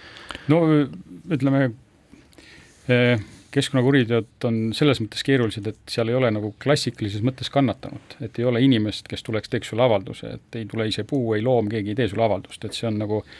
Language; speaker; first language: Estonian; native; Estonian